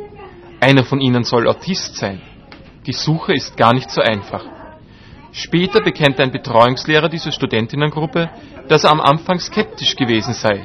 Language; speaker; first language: German; native; German